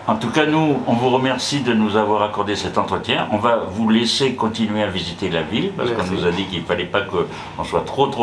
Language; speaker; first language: French; native; French